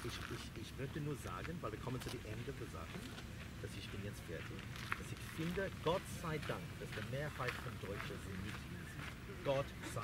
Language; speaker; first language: German; non-native, fluent; English